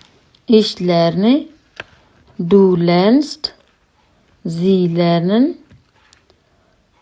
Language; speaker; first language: German; non-native, fluent; Hindi